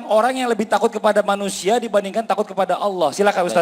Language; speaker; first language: Indonesian; native; Indonesian